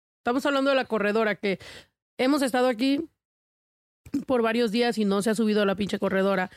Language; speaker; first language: Spanish; early bilingual, heritage; Spanish